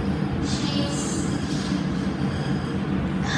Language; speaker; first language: English; non-native, learner; Vietnamese